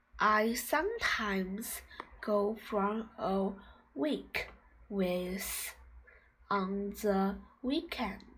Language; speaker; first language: English; non-native, fluent; Chinese